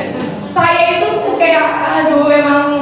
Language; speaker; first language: Indonesian; native; Indonesian